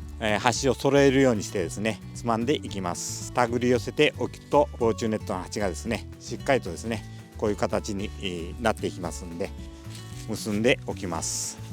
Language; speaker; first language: Japanese; native; Japanese